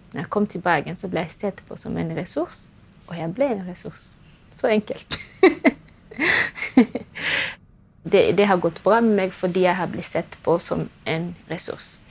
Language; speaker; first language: Norwegian; non-native, fluent; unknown